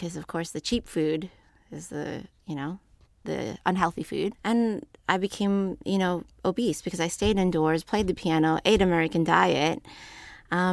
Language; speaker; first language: English; native; English